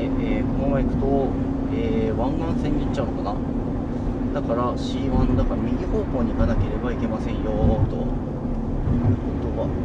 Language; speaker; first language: Japanese; native; Japanese